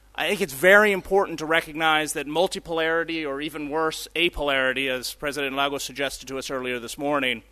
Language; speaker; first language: English; early bilingual, other home language; Spanish